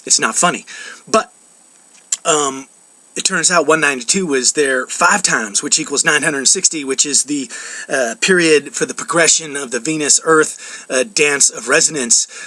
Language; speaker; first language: English; native; English